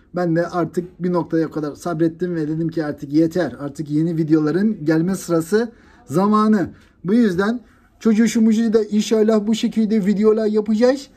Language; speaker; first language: Turkish; native; Turkish